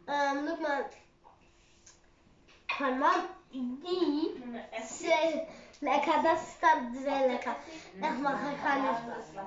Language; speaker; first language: German; early bilingual, other home language; Urdu